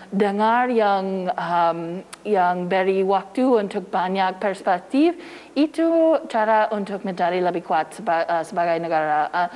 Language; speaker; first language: Indonesian; non-native, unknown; English